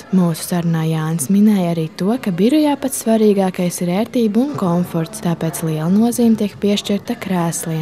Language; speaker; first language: Latvian; native; Latvian